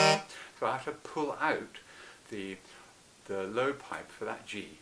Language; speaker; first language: English; native; English